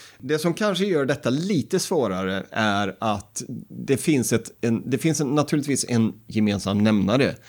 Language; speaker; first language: Swedish; native; Swedish